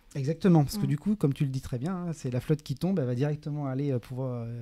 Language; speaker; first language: French; native; French